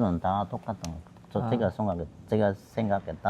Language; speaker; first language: Korean; non-native, learner; Indonesian